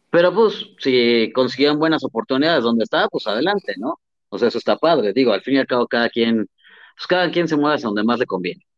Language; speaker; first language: Spanish; native; Spanish